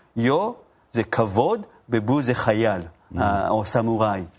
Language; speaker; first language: Hebrew; non-native, fluent; Japanese